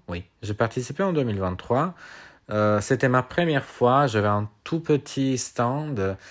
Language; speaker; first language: French; non-native, fluent; Italian